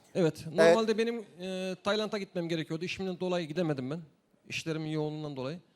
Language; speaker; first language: Turkish; native; Turkish